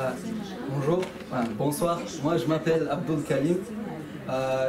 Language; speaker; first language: French; non-native, fluent; Chechen